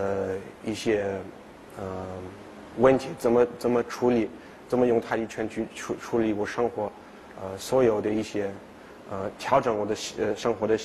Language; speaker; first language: Chinese; non-native, fluent; English